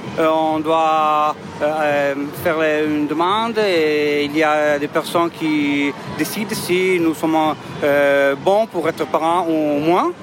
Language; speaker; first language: French; non-native, learner; Italian